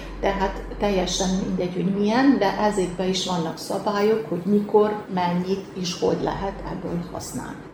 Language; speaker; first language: Hungarian; native; Hungarian